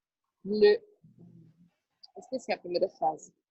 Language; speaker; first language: French; non-native, learner; Portuguese